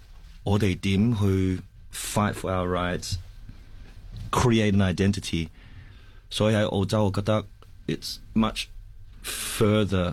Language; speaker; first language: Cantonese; early bilingual, heritage; Cantonese